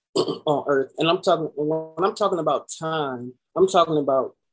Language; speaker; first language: English; native; English